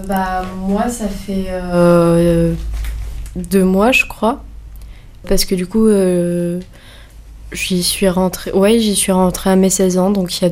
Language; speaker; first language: French; native; French